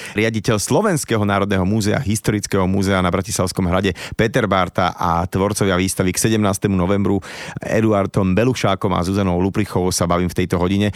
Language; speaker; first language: Slovak; native; Slovak